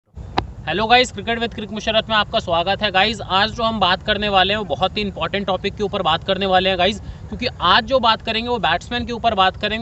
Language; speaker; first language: Hindi; native; Hindi